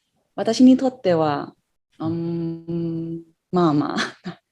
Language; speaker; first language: Japanese; non-native, fluent; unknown